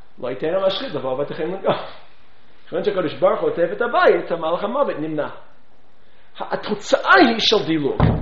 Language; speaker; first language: Hebrew; non-native, fluent; English